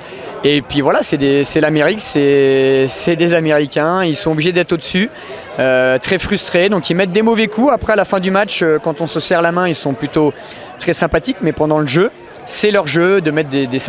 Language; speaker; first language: French; native; French